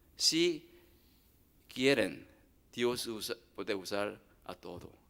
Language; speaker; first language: Spanish; non-native, learner; Korean